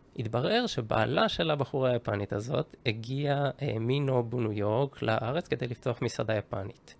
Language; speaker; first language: Hebrew; early bilingual, other home language; Japanese